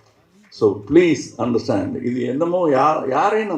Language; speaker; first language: Tamil; native; Tamil